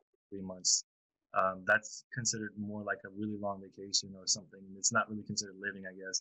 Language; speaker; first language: English; native; English